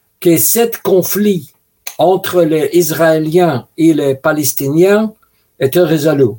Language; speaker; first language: French; non-native, learner; Russian